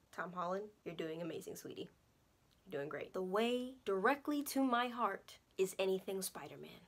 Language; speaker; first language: English; native; English